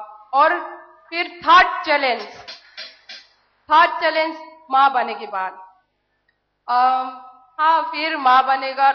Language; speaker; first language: Hindi; non-native, local second language; Manipuri